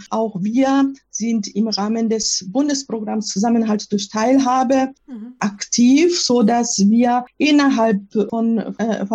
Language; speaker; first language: German; non-native, fluent; Japanese